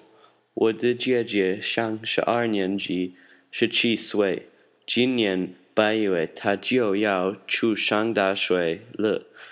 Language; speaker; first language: Chinese; non-native, learner; English